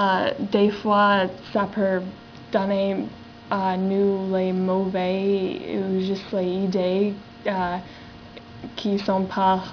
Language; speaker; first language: French; non-native, learner; English